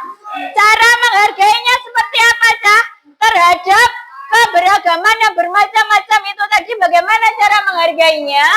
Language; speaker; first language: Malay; non-native, local second language; Javanese